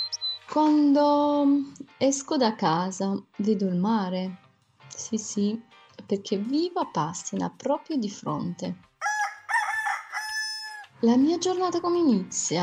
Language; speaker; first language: Italian; non-native, fluent; Arabic